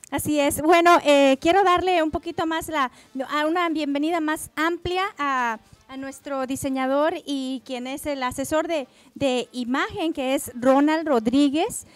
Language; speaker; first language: Spanish; native; Spanish